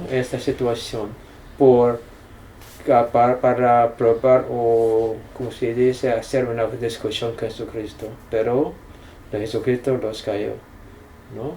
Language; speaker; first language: Spanish; non-native, fluent; English